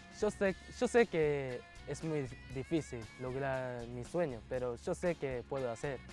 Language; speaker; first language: Spanish; non-native, fluent; Japanese